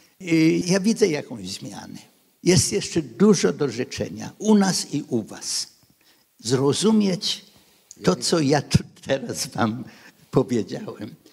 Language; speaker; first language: Polish; early bilingual, heritage; Polish